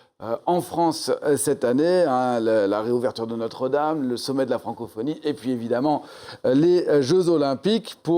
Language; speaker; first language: French; native; French